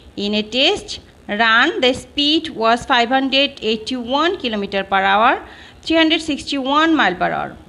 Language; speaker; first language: English; non-native, local second language; Bangla